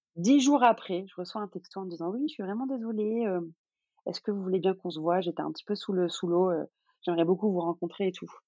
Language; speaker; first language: French; non-native, local second language; Arabic